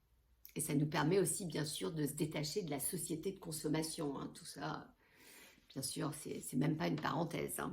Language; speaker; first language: French; native; French